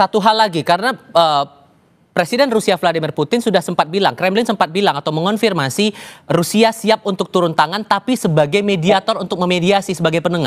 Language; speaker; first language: Indonesian; native; Indonesian